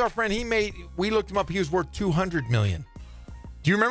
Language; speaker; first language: English; native; English